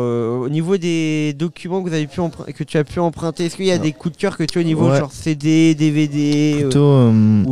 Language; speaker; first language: French; native; French